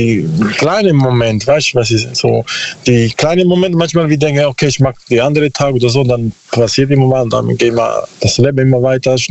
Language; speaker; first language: German; non-native, learner; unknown